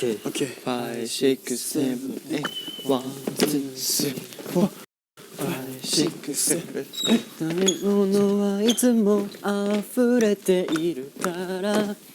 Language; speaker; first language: Japanese; native; Japanese